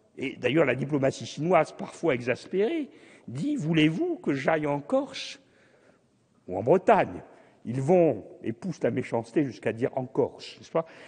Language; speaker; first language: French; native; French